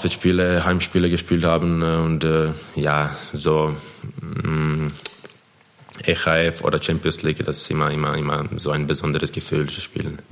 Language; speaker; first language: German; non-native, fluent; Croatian